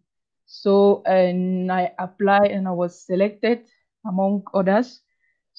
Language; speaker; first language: English; non-native, local second language; French